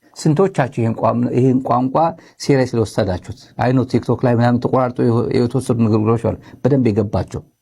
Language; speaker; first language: Amharic; non-native, local second language; Tigrinya